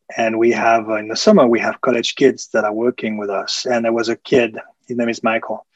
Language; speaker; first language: English; early bilingual, other home language; French